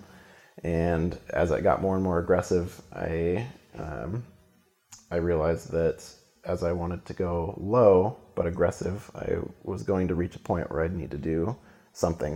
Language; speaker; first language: English; native; English